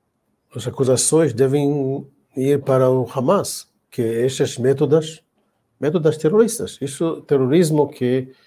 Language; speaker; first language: Portuguese; non-native, fluent; Hebrew